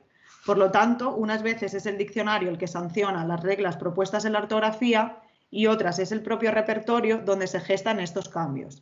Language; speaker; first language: Spanish; native; Spanish